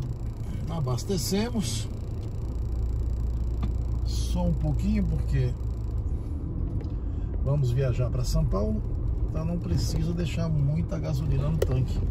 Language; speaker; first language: Portuguese; native; Portuguese